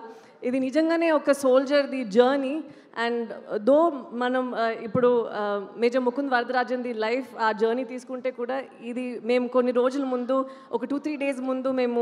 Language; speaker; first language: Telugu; non-native, local second language; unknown